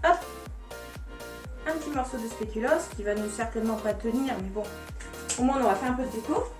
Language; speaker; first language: French; native; French